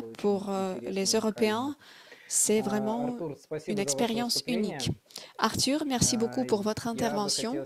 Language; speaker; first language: French; non-native, fluent; Russian